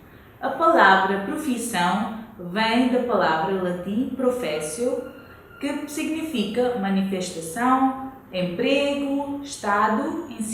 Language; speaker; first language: Portuguese; non-native, fluent; Konkani